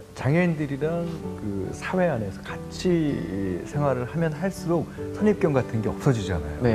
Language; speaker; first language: Korean; native; Korean